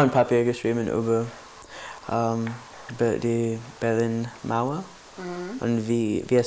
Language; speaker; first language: German; non-native, learner; English